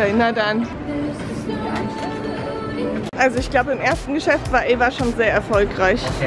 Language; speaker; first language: German; native; German